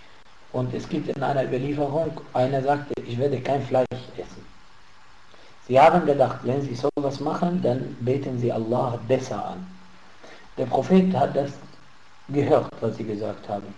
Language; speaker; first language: German; non-native, fluent; Arabic